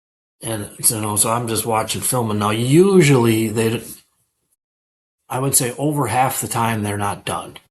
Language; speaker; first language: English; native; English